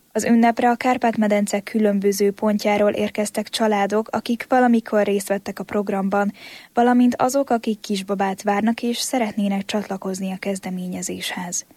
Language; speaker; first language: Hungarian; native; Hungarian